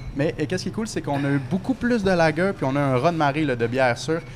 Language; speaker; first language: French; native; French